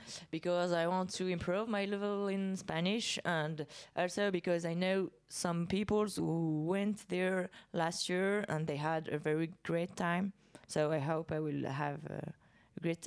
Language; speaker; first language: English; non-native, learner; French